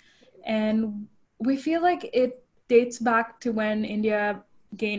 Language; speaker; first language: English; native; English